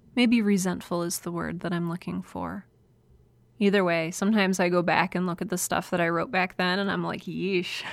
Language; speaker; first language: English; native; English